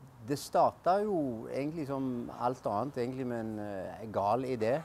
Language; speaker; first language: Norwegian; native; Norwegian